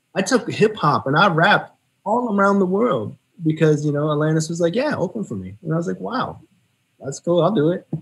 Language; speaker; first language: English; native; English